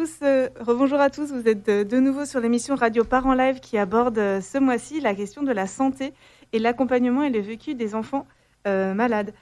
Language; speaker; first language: French; native; French